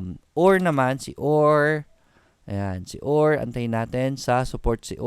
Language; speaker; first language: Filipino; native; Filipino